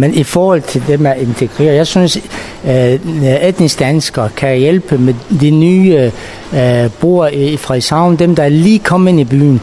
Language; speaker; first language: Danish; non-native, fluent; Persian